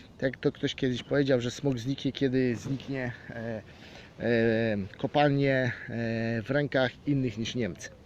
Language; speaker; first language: Polish; native; Polish